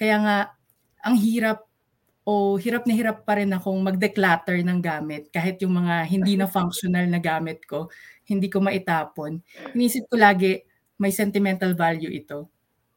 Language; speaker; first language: English; non-native, local second language; Pampanga